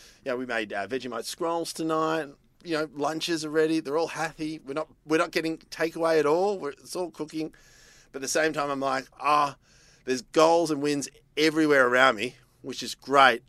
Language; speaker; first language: English; native; English